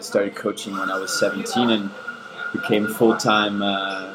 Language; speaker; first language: English; early bilingual, other home language; German